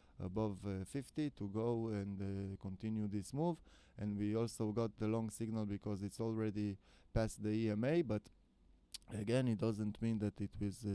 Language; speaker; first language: English; non-native, fluent; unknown